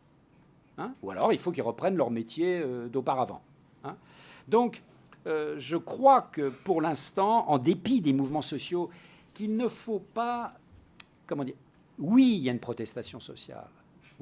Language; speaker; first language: French; native; French